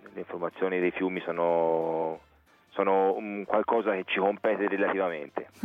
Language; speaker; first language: Italian; native; Italian